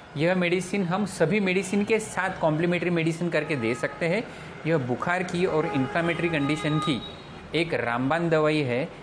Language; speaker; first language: Hindi; non-native, local second language; Marathi